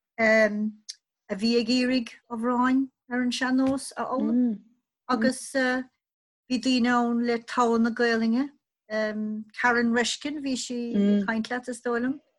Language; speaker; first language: Irish; native; Irish